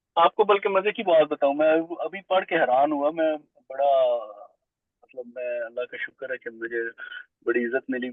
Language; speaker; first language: Hindi; non-native, local second language; Punjabi